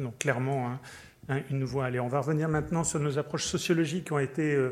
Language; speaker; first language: French; native; French